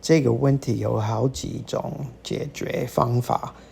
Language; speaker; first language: Chinese; non-native, learner; English